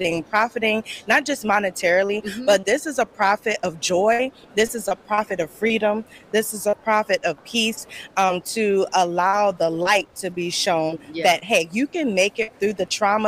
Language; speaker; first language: English; native; English